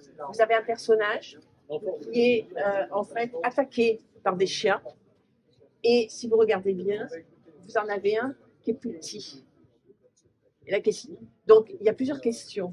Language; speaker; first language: French; native; French